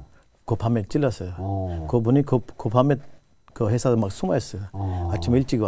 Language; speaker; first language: Korean; non-native, learner; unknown